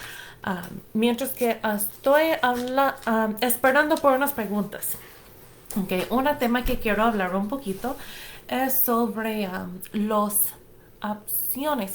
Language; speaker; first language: Spanish; non-native, fluent; English